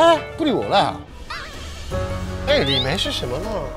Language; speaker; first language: Chinese; non-native, fluent; Japanese